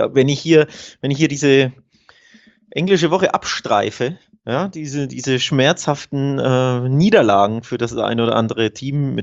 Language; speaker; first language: German; native; German